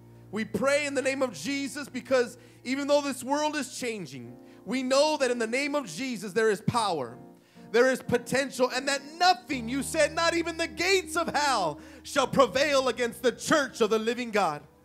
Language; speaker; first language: English; early bilingual, other home language; Spanish